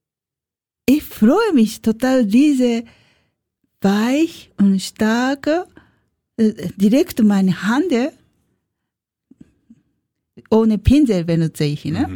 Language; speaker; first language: German; non-native, learner; Japanese